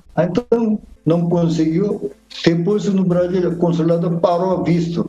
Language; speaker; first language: Portuguese; non-native, learner; Korean